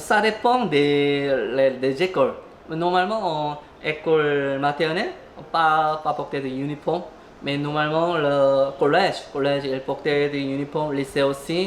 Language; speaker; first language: French; non-native, learner; Korean